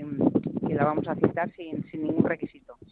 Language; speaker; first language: Spanish; native; Spanish